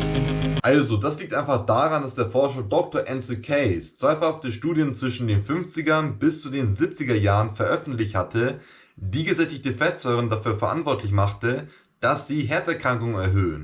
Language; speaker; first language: German; native; German